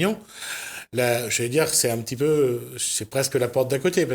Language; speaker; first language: French; native; French